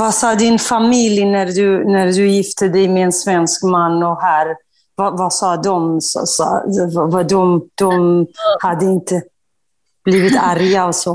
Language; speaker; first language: Swedish; non-native, fluent; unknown